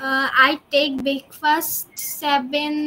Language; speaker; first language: English; non-native, learner; Bangla